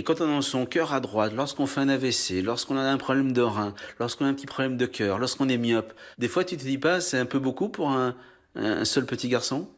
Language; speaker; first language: French; native; French